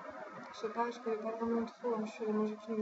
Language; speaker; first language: French; native; French